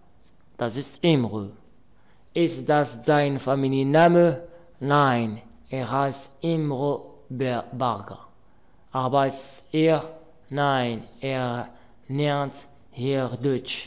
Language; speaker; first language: German; non-native, learner; Arabic